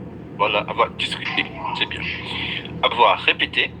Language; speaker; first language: French; non-native, fluent; Portuguese